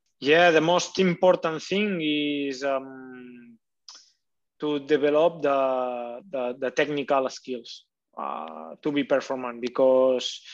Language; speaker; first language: English; non-native, learner; Catalan